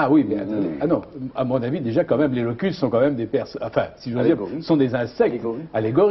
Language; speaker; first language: French; native; French